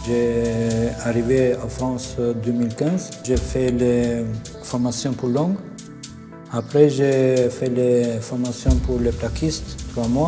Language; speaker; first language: French; non-native, learner; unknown